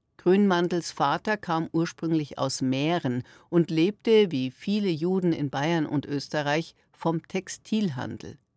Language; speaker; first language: German; native; German